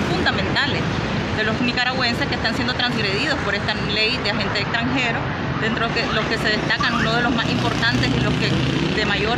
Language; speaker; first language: Spanish; native; Spanish